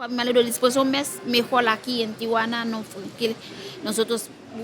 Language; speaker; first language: Spanish; non-native, local second language; Haitian Creole